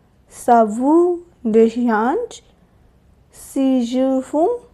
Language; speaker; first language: French; non-native, learner; Hindi